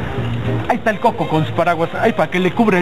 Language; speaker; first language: Spanish; native; Spanish